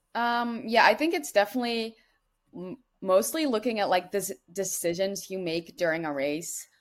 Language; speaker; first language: English; non-native, fluent; Dutch